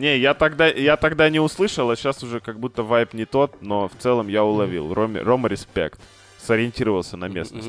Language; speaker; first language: Russian; native; Russian